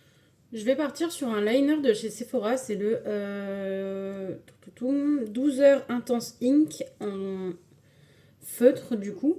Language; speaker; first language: French; native; French